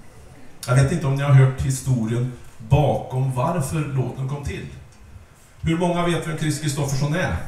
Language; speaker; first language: Swedish; native; Swedish